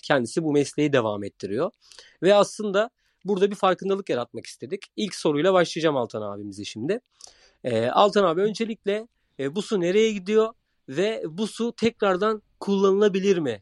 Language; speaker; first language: Turkish; native; Turkish